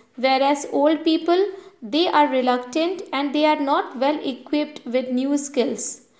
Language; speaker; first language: English; non-native, local second language; Hindi